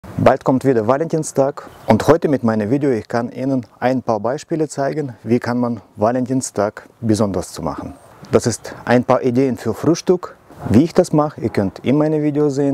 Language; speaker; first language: German; non-native, learner; Russian